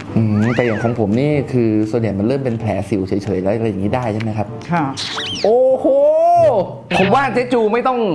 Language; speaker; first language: Thai; native; Thai